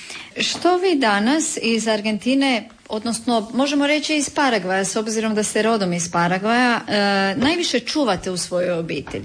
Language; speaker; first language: Serbian; native; Serbian